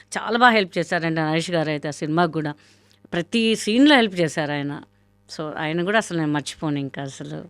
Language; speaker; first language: Telugu; non-native, local second language; Hindi